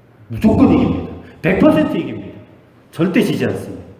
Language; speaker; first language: Korean; native; Korean